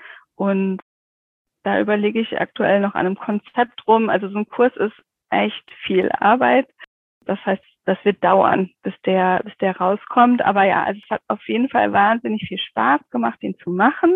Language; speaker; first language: German; native; German